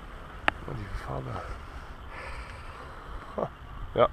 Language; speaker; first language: German; non-native, learner; French